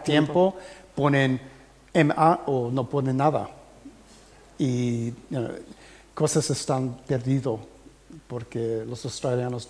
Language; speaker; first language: Spanish; early bilingual, heritage; English